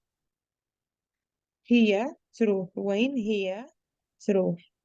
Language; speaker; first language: Arabic; non-native, fluent; Urdu